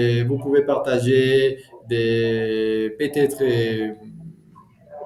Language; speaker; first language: French; non-native, fluent; Spanish